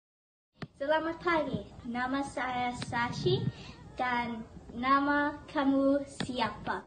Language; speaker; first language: Indonesian; non-native, learner; English